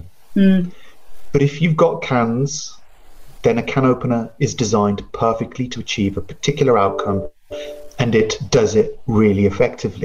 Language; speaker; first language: English; non-native, local second language; Punjabi